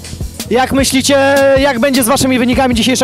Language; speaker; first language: Polish; native; Polish